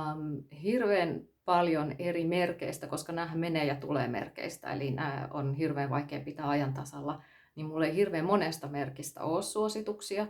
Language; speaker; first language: Finnish; native; Finnish